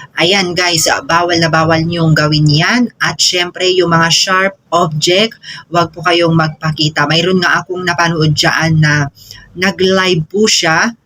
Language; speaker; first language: Filipino; non-native, local second language; Cebuano